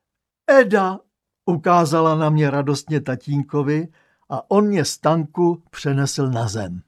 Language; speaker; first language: Czech; native; Czech